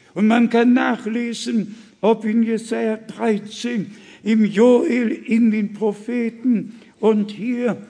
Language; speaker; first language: German; native; German